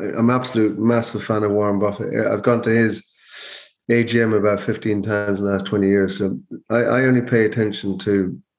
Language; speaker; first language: English; native; English